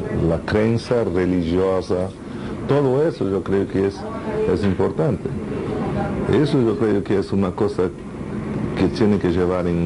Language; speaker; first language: Spanish; non-native, fluent; Portuguese